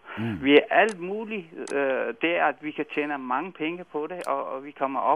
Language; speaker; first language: Danish; non-native, fluent; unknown